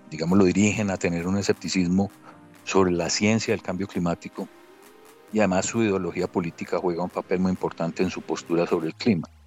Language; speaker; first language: Spanish; native; Spanish